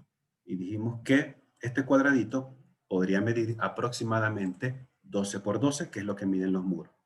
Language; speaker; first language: Spanish; native; Spanish